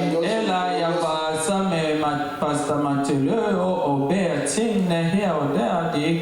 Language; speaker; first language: Swedish; non-native, learner; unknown